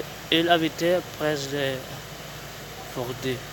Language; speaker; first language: French; non-native, learner; Spanish